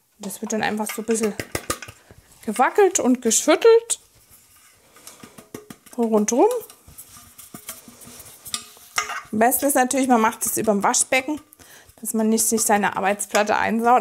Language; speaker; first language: German; native; German